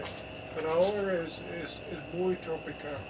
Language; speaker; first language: Spanish; non-native, learner; English